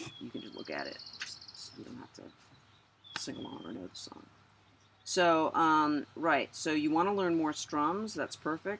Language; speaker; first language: English; native; English